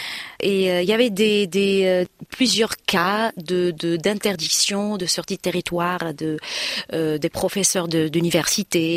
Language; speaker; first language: French; non-native, local second language; Arabic